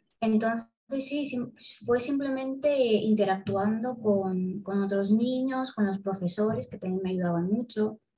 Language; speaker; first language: Spanish; early bilingual, other home language; Russian